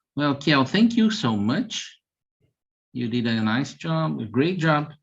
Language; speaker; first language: English; non-native, fluent; Portuguese